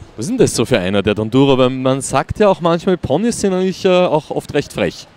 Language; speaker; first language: German; native; German